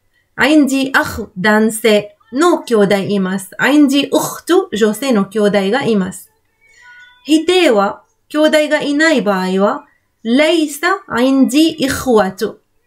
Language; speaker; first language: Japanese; non-native, fluent; Arabic